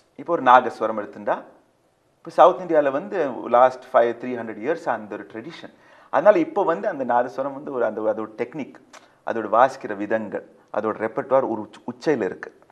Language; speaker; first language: Tamil; early bilingual, heritage; Tamil